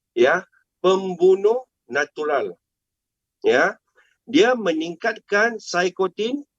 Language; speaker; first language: Malay; non-native, local second language; Chinese